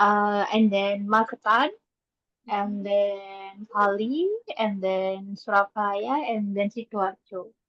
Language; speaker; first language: English; non-native, learner; Indonesian